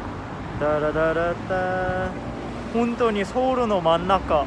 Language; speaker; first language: Japanese; non-native, fluent; Korean